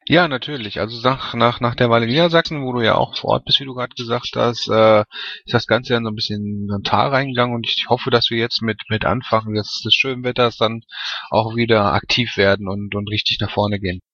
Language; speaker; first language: German; native; German